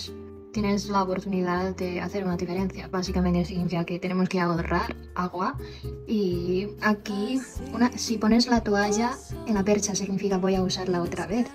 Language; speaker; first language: Spanish; non-native, fluent; Chinese